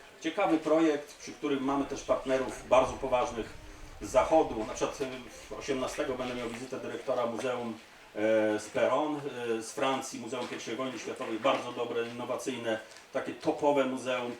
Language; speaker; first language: Polish; native; Polish